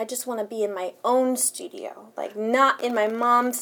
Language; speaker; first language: English; early bilingual, other home language; Spanish